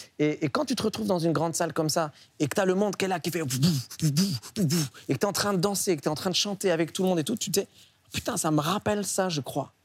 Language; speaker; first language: French; early bilingual, other home language; Arabic